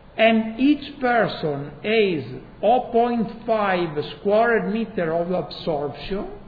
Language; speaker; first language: English; non-native, fluent; Italian